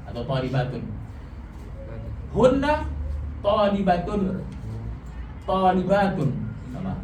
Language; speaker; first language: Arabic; non-native, fluent; Indonesian